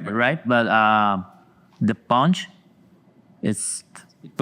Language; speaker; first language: English; non-native, learner; Spanish